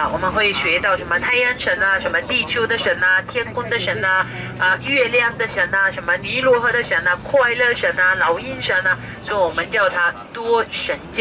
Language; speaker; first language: Chinese; non-native, fluent; Arabic